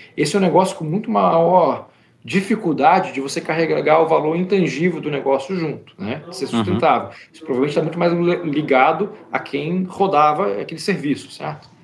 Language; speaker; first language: Portuguese; native; Portuguese